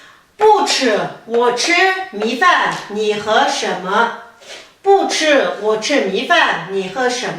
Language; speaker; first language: Chinese; non-native, fluent; Kazakh